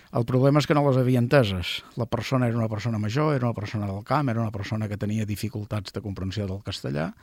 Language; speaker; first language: Catalan; native; Catalan